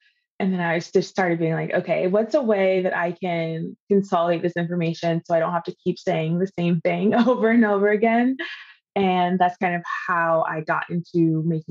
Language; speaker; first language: English; native; English